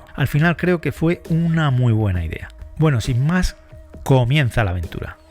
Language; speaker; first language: Spanish; native; Spanish